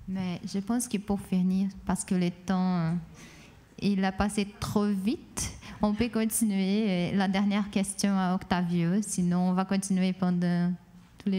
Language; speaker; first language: French; non-native, fluent; Portuguese